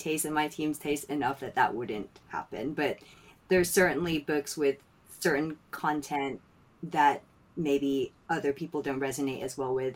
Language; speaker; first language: English; non-native, local second language; Filipino